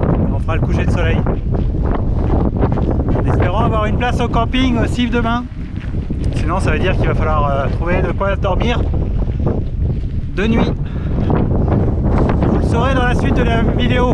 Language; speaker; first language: French; native; French